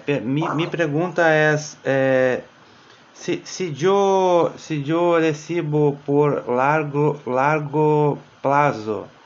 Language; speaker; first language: Spanish; non-native, fluent; Portuguese